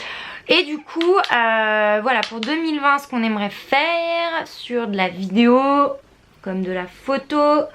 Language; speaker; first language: French; native; French